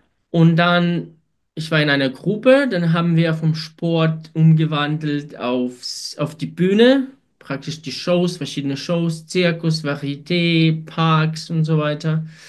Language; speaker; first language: German; non-native, fluent; Ukrainian